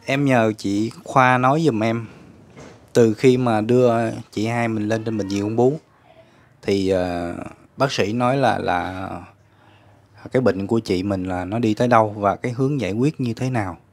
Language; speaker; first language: Vietnamese; native; Vietnamese